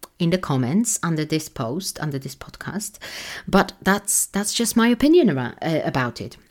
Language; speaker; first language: English; non-native, fluent; Polish